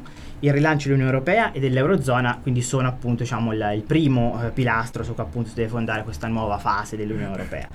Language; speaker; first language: Italian; native; Italian